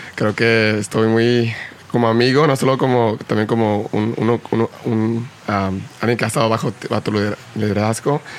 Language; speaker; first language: Spanish; early bilingual, heritage; Spanish